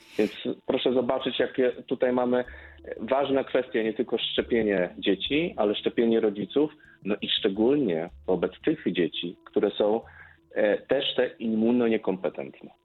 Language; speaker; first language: Polish; native; Polish